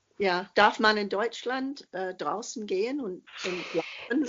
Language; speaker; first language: German; non-native, fluent; English